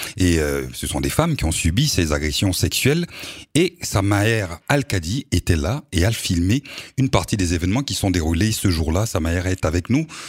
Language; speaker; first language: French; native; French